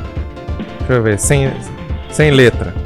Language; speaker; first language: Portuguese; native; Portuguese